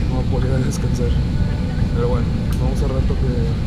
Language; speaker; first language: Spanish; native; Spanish